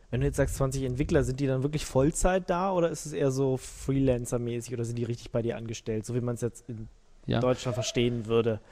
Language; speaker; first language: German; native; German